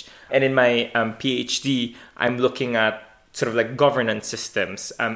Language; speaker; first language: English; non-native, local second language; Hiligaynon